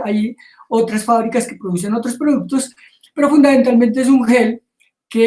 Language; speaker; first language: Spanish; native; Spanish